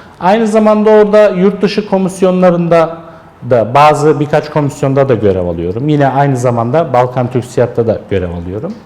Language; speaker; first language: Turkish; native; Turkish